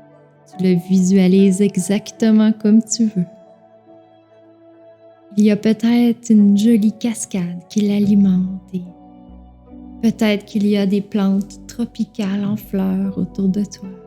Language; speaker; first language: French; native; French